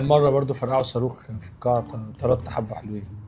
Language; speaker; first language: Arabic; native; Arabic